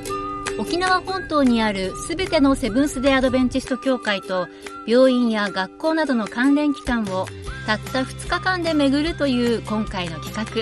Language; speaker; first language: Japanese; native; Japanese